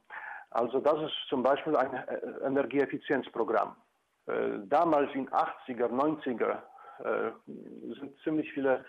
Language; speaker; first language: German; non-native, fluent; Polish